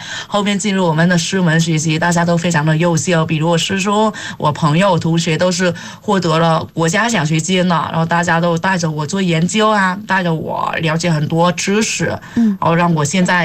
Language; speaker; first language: Chinese; non-native, fluent; Vietnamese